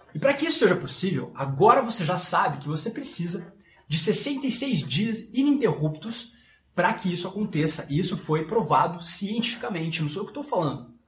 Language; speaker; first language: Portuguese; non-native, fluent; French